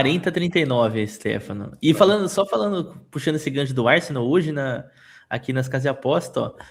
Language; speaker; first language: Portuguese; native; Portuguese